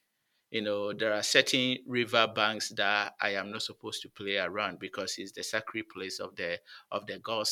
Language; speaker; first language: English; non-native, local second language; Akan